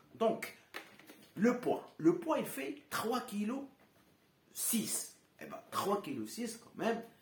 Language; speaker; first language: French; non-native, local second language; Arabic